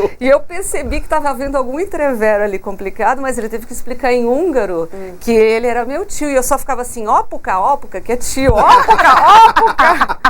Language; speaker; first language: Portuguese; non-native, local second language; English